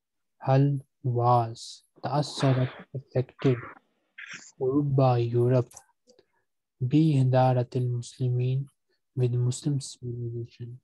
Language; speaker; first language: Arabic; non-native, fluent; Urdu